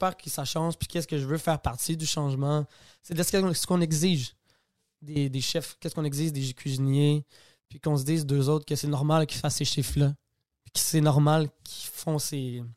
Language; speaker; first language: French; native; French